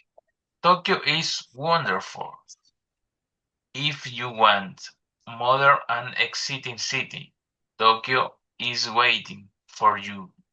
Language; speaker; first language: English; non-native, learner; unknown